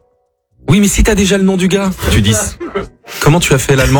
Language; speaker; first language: French; native; French